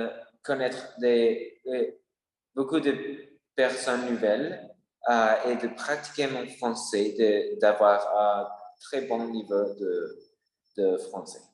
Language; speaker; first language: French; non-native, learner; Spanish